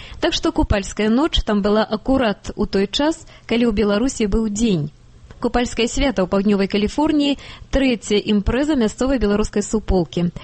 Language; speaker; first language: Belarusian; native; Belarusian